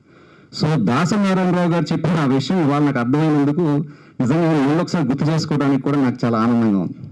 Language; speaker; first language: Telugu; native; Telugu